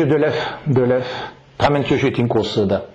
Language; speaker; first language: Chinese; non-native, fluent; French